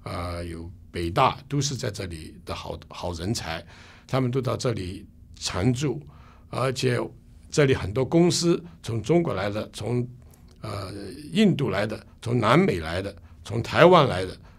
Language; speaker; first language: Chinese; non-native, local second language; Cantonese